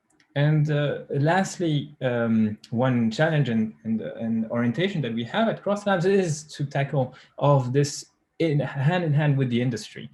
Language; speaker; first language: English; non-native, fluent; French